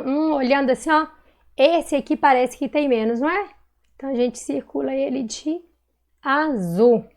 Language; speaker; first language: Portuguese; native; Portuguese